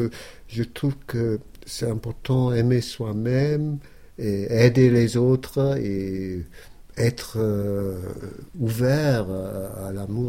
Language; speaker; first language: French; non-native, fluent; English